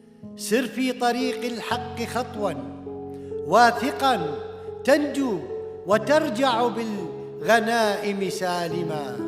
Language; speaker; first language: Arabic; native; Arabic